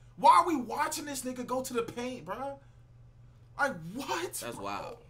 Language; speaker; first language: English; native; English